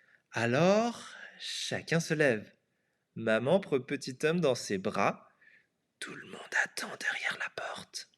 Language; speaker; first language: French; non-native, fluent; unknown